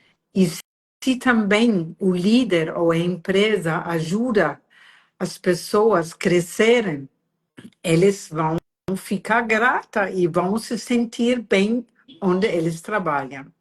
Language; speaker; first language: Portuguese; non-native, fluent; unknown